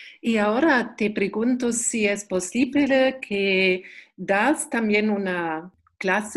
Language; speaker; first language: Spanish; non-native, learner; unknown